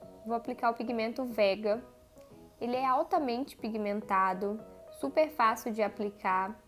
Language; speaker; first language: Portuguese; native; Portuguese